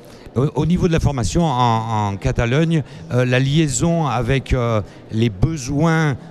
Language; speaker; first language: French; native; French